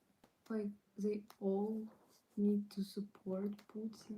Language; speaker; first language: English; non-native, learner; Ukrainian